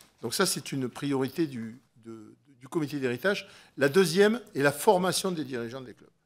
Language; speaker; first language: French; native; French